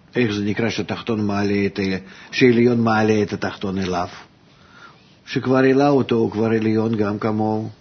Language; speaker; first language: Hebrew; non-native, fluent; Russian